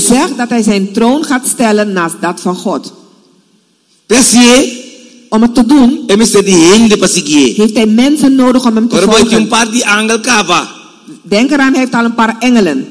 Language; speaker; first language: Dutch; non-native, fluent; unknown